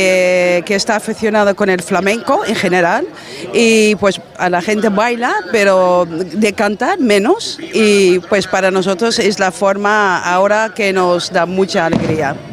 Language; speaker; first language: Spanish; non-native, fluent; Dutch